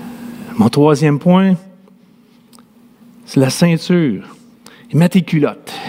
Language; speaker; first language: French; native; French